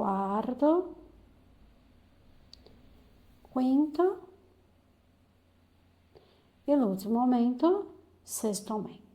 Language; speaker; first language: Italian; non-native, fluent; Portuguese